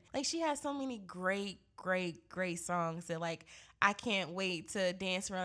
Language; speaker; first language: English; native; English